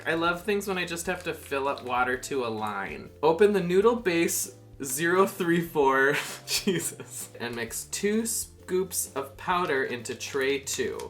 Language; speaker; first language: English; native; English